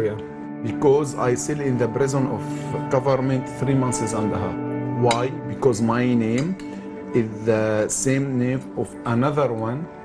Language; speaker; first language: English; non-native, learner; Arabic